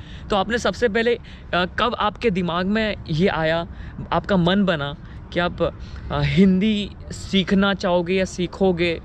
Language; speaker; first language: Hindi; native; Hindi